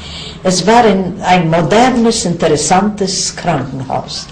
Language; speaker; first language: German; non-native, fluent; Yiddish